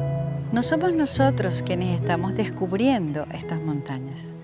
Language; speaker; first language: Spanish; native; Spanish